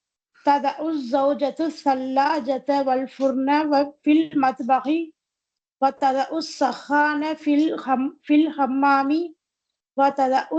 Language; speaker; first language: Arabic; non-native, learner; Tamil